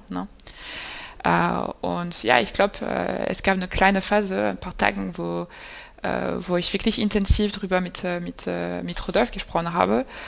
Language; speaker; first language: German; non-native, fluent; French